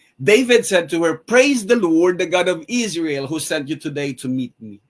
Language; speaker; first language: English; non-native, local second language; Filipino